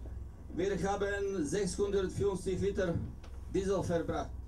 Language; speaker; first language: German; non-native, learner; Bulgarian